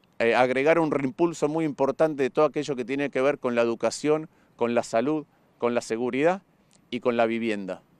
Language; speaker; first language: Spanish; native; Spanish